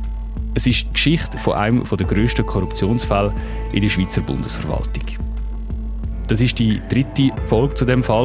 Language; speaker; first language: German; native; German